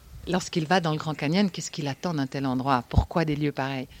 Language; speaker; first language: French; native; French